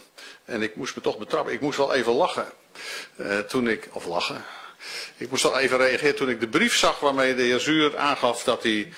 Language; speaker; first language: Dutch; native; Dutch